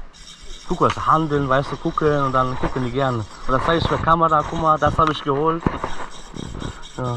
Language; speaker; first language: German; non-native, learner; Turkish